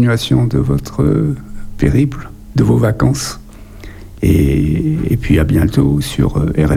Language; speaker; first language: French; native; French